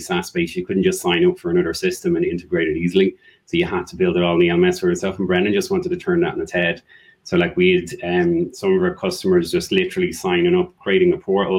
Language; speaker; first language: English; native; English